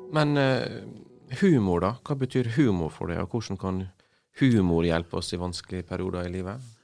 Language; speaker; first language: Norwegian; native; Norwegian